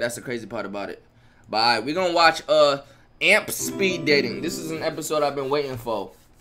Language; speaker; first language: English; native; English